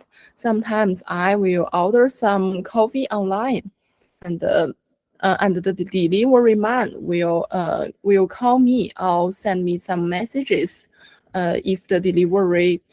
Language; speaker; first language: English; non-native, learner; Chinese